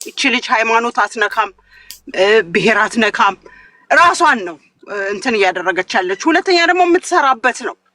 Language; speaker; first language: Amharic; native; Amharic